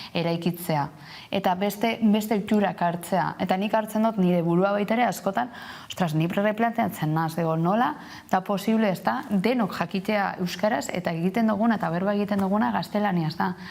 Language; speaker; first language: Basque; non-native, local second language; Spanish